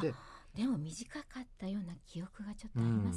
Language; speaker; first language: Japanese; native; Japanese